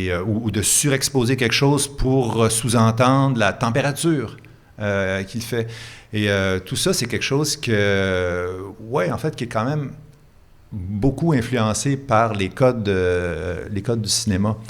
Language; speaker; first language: French; native; French